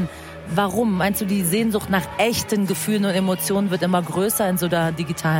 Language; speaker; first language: German; early bilingual, other home language; Persian